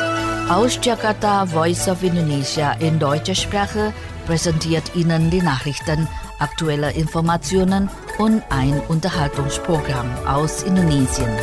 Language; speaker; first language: German; non-native, fluent; Indonesian